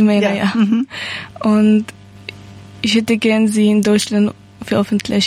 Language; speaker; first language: German; non-native, learner; Persian